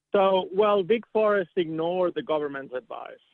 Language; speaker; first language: English; non-native, fluent; Catalan